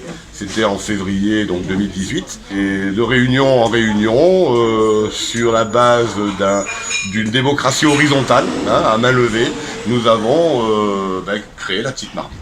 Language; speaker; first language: French; native; French